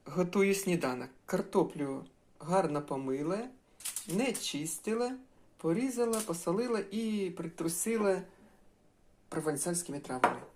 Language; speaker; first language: Ukrainian; non-native, local second language; Russian